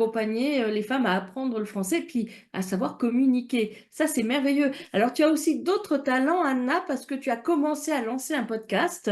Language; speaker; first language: French; native; French